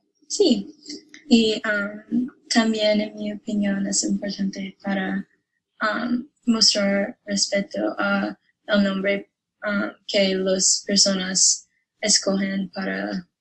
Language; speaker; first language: Spanish; non-native, learner; English